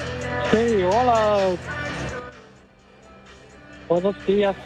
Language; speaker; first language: Spanish; non-native, learner; Chinese